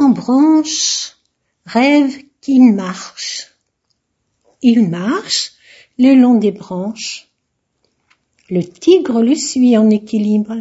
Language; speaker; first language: French; native; French